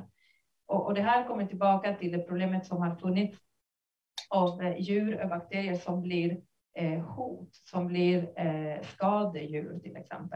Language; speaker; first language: Swedish; non-native, fluent; Spanish